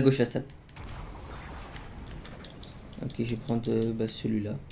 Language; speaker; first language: French; native; French